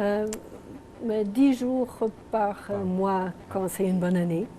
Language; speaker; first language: French; non-native, local second language; English